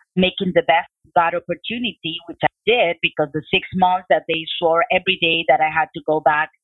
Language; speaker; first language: English; non-native, fluent; Spanish